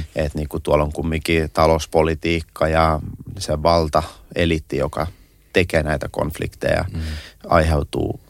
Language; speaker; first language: Finnish; early bilingual, other home language; Russian